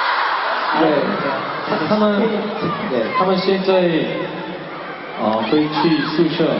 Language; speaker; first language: Chinese; non-native, learner; Korean